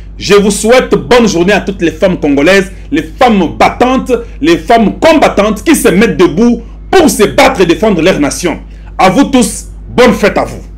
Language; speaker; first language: French; non-native, local second language; Lingala